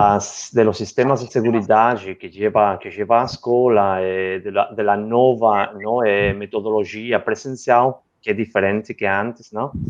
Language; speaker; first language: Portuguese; non-native, learner; Spanish